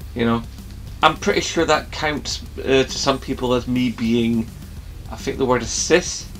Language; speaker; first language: English; native; English